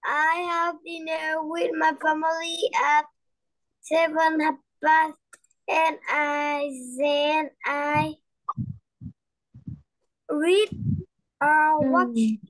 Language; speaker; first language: English; non-native, learner; Vietnamese